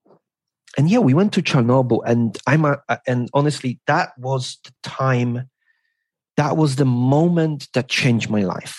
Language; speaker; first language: English; non-native, fluent; Polish